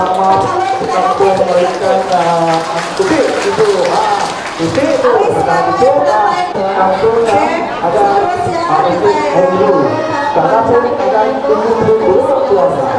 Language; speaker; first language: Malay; non-native, local second language; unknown